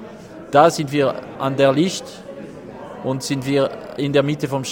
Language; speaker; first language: German; non-native, local second language; French